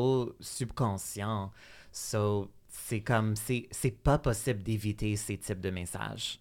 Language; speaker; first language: French; native; French